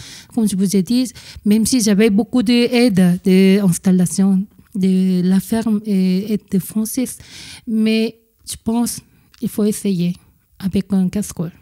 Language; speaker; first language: French; non-native, fluent; Korean